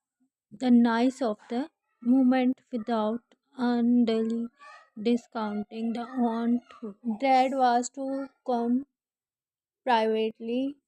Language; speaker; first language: English; non-native, learner; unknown